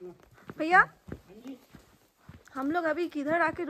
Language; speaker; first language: Hindi; non-native, local second language; Bangla